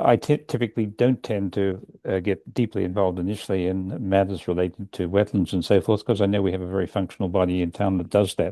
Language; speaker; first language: English; native; English